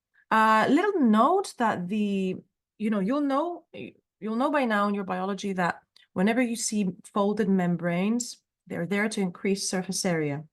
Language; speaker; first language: English; native; English